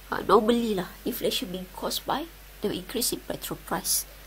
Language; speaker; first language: English; non-native, local second language; Malay